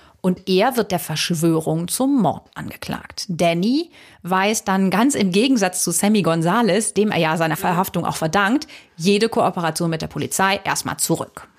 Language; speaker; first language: German; native; German